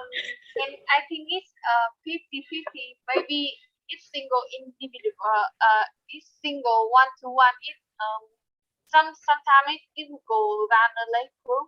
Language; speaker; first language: English; non-native, learner; Vietnamese